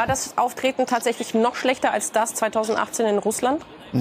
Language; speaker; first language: German; native; German